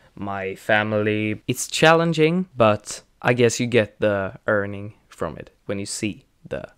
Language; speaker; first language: English; non-native, fluent; Swedish